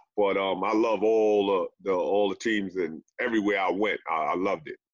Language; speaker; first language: English; native; English